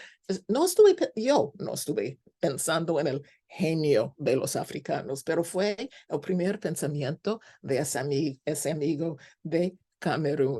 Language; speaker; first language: Spanish; non-native, fluent; English